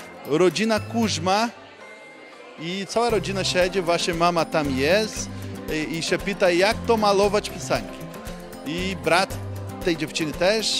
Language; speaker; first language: Polish; early bilingual, heritage; Portuguese